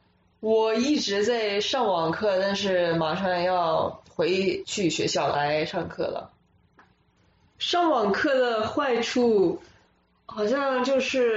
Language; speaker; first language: Chinese; early bilingual, other home language; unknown